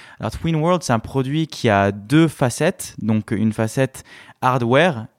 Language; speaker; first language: French; non-native, fluent; Korean